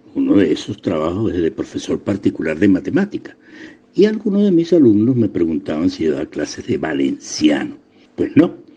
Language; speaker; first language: Spanish; native; Spanish